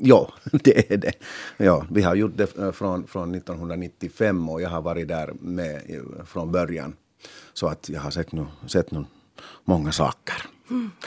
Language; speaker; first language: Swedish; non-native, local second language; Finnish